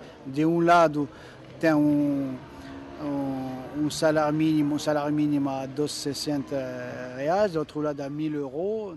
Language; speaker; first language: Portuguese; non-native, fluent; French